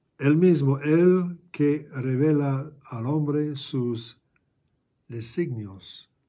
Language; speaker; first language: Spanish; non-native, fluent; English